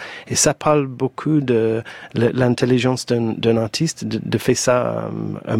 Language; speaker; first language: French; non-native, fluent; English